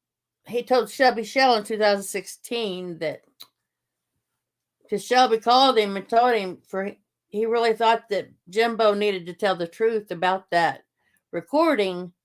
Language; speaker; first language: English; native; English